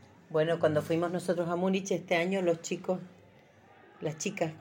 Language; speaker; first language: Spanish; native; Spanish